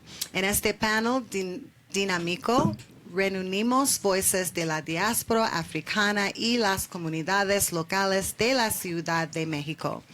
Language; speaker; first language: Spanish; non-native, learner; English